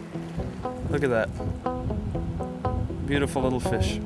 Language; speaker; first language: English; native; English